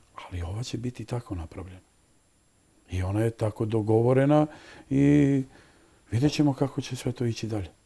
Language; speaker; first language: Serbian; native; Serbian